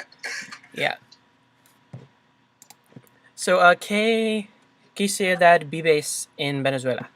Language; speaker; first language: Spanish; non-native, learner; English